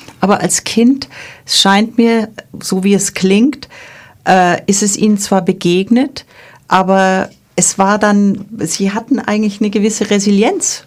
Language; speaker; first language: German; native; German